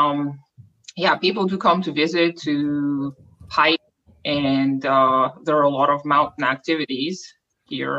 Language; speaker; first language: English; non-native, fluent; Russian